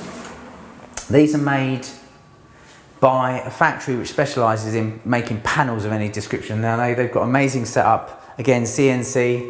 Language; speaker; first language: English; native; English